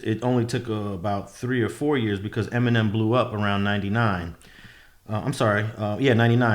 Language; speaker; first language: English; native; English